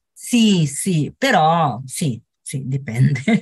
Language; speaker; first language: Italian; non-native, learner; Portuguese